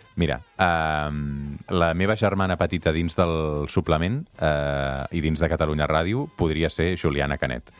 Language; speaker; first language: Catalan; native; Catalan